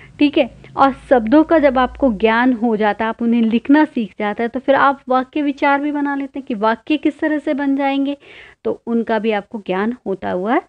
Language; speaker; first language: Hindi; native; Hindi